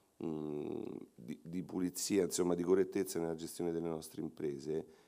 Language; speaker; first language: Italian; native; Italian